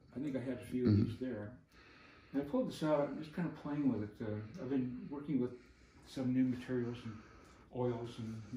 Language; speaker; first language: English; native; English